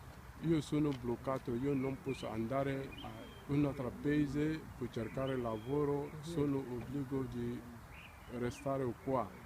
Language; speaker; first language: Italian; non-native, learner; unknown